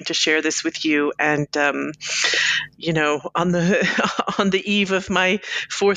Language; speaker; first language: English; native; English